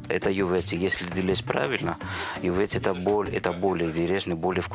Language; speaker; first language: Russian; non-native, learner; Greek